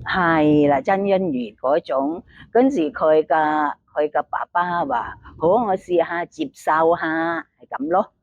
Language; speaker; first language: Cantonese; non-native, learner; Thai